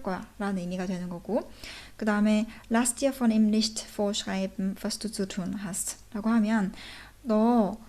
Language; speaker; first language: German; non-native, fluent; Korean